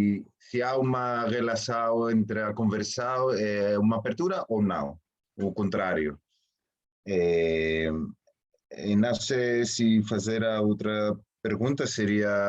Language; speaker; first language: Portuguese; non-native, fluent; Spanish